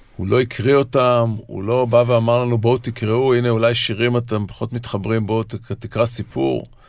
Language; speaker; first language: Hebrew; native; Hebrew